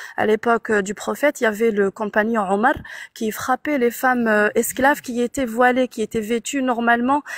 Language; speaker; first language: French; non-native, local second language; Arabic